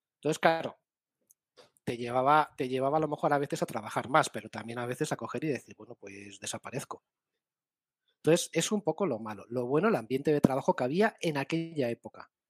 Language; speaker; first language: Spanish; native; Spanish